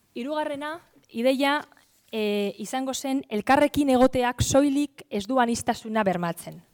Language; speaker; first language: Basque; non-native, local second language; Spanish